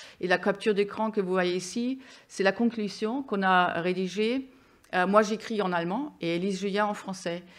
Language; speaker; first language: French; non-native, fluent; German